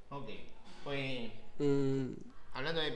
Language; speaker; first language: Spanish; native; Spanish